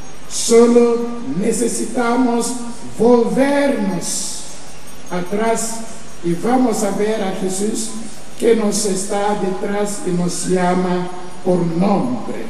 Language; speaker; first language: Spanish; non-native, fluent; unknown